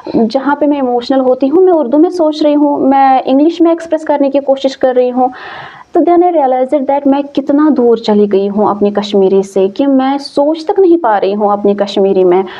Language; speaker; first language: Urdu; non-native, local second language; Kashmiri